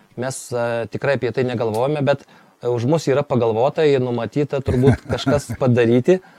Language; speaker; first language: Lithuanian; native; Lithuanian